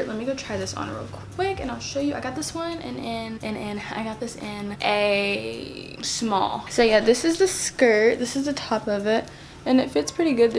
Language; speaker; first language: English; native; English